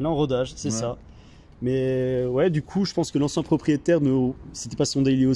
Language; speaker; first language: French; native; French